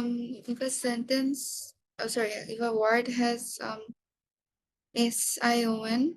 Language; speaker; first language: English; non-native, local second language; Bangla